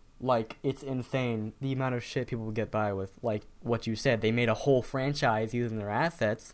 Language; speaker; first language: English; native; English